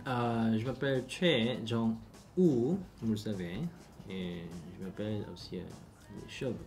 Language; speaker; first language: French; non-native, learner; Korean